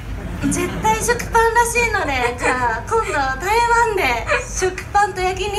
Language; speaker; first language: Japanese; native; Japanese